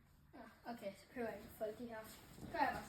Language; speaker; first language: Danish; early bilingual, other home language; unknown